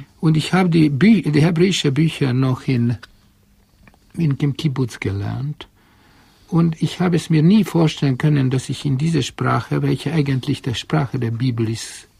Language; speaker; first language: German; non-native, fluent; Hungarian